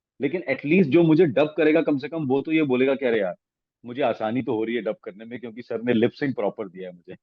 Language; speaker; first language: Hindi; non-native, local second language; Punjabi